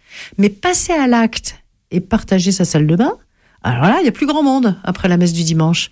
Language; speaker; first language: French; native; French